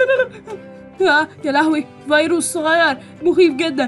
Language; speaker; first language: Arabic; native; Arabic